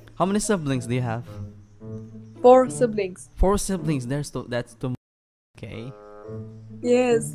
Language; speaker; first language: English; non-native, learner; Indonesian